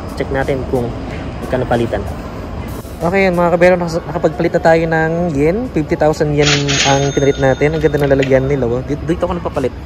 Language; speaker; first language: Filipino; native; Filipino